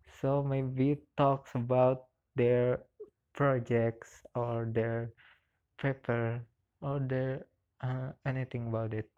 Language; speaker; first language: English; non-native, learner; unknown